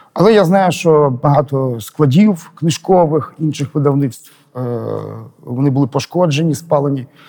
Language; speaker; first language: Ukrainian; native; Ukrainian